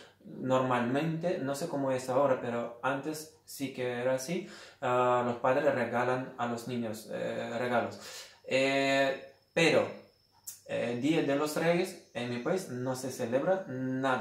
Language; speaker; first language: Spanish; non-native, fluent; Lithuanian